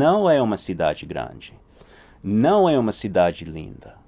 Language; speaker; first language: Portuguese; non-native, fluent; English